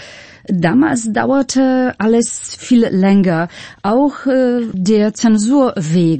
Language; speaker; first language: German; non-native, fluent; Polish